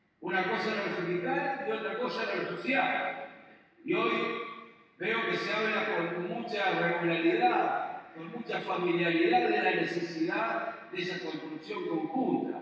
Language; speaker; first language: Spanish; native; Spanish